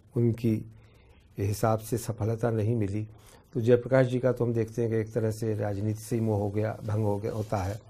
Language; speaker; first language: Hindi; native; Hindi